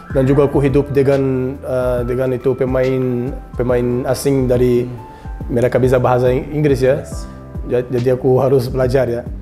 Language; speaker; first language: Indonesian; non-native, learner; Portuguese